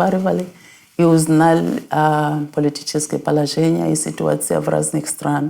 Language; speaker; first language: Russian; non-native, fluent; North Ndebele